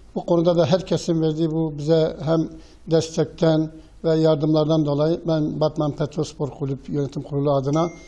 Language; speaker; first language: Turkish; native; Turkish